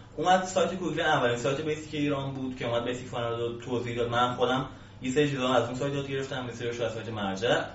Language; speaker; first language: Persian; native; Persian